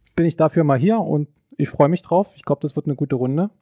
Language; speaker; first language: German; native; German